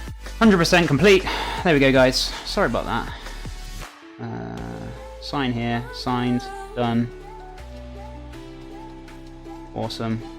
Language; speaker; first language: English; native; English